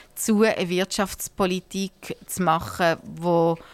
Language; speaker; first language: German; native; German